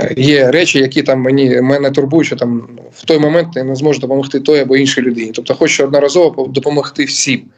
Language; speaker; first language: Ukrainian; native; Ukrainian